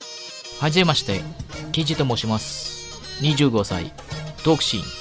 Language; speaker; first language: Japanese; non-native, learner; Filipino